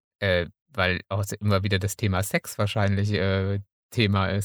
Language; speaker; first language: German; native; German